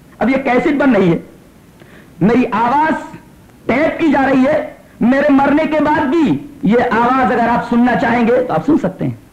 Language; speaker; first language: Urdu; native; Urdu